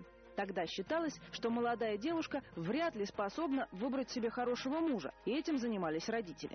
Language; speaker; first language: Russian; native; Russian